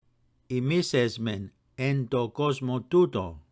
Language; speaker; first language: Greek; non-native, fluent; English